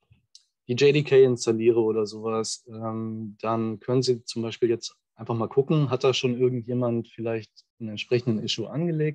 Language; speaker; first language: German; native; German